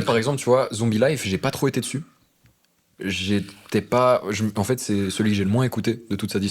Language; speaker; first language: French; native; French